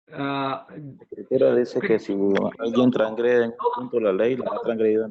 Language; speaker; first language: Spanish; native; Spanish